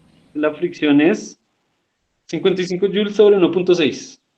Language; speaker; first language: Spanish; native; Spanish